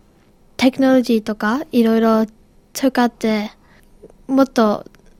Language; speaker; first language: Japanese; early bilingual, heritage; Japanese